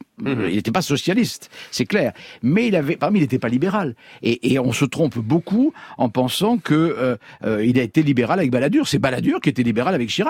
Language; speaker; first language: French; native; French